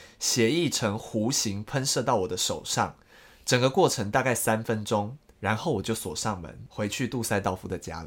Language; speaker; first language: Chinese; native; Chinese